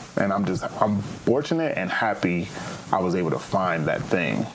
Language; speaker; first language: English; native; English